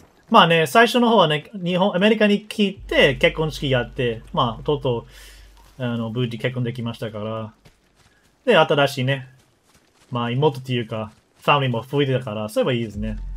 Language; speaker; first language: Japanese; non-native, fluent; English